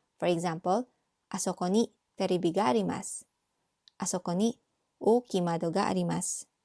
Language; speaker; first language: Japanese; non-native, fluent; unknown